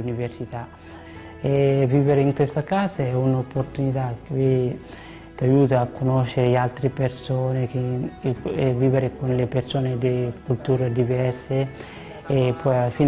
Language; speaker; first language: Italian; non-native, fluent; Wolof